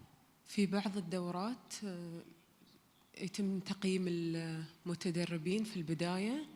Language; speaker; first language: Arabic; native; Arabic